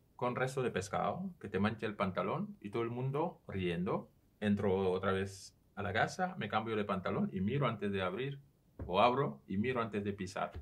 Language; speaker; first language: Spanish; non-native, fluent; Serer